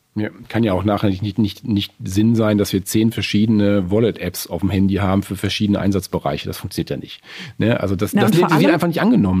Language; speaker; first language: German; native; German